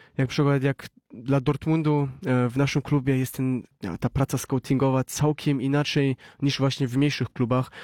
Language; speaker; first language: Polish; early bilingual, heritage; Polish